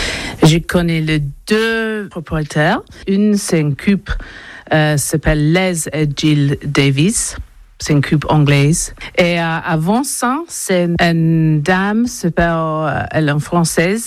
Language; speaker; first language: French; non-native, learner; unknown